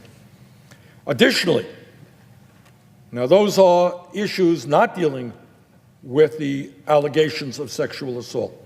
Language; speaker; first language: English; native; English